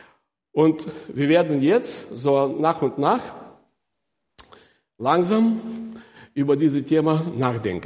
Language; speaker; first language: German; non-native, fluent; Russian